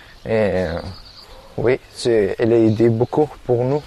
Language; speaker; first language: French; non-native, learner; Persian